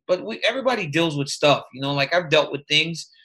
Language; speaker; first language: English; native; English